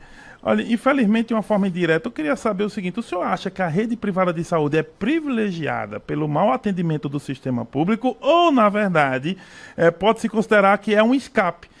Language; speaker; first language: Portuguese; native; Portuguese